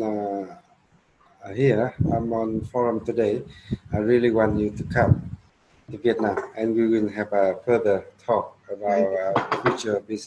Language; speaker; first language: English; non-native, learner; Vietnamese